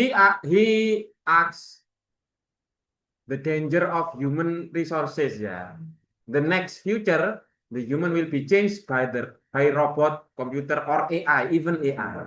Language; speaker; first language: English; non-native, learner; Indonesian